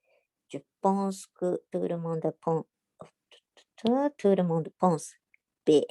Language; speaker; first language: French; non-native, learner; Japanese